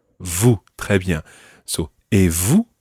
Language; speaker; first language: French; non-native, fluent; English